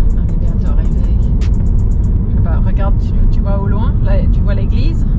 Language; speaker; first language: French; non-native, fluent; English